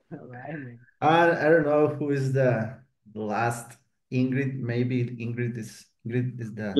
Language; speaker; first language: English; non-native, learner; Spanish